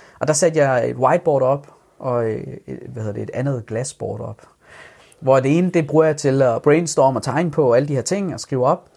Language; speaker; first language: Danish; early bilingual, other home language; Persian